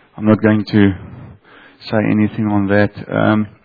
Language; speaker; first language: English; non-native, local second language; Afrikaans